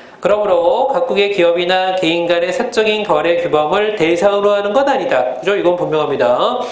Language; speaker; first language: Korean; native; Korean